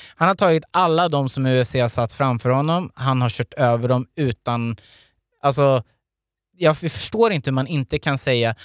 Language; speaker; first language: Swedish; native; Swedish